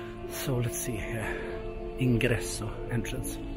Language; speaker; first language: English; non-native, fluent; Swedish